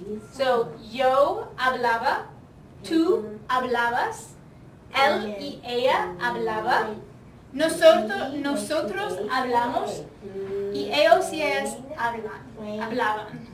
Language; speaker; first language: Spanish; non-native, fluent; English